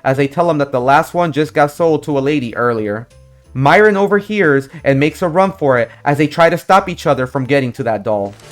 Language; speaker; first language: English; native; English